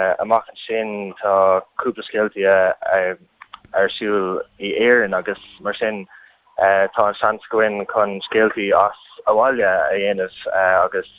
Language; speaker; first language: Irish; non-native, learner; English